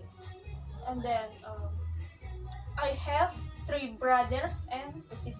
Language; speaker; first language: English; non-native, learner; Indonesian